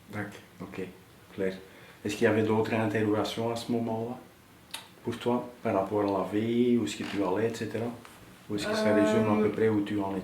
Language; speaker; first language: French; native; French